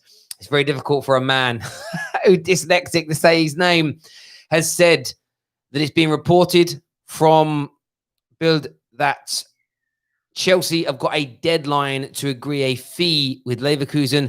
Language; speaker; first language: English; native; English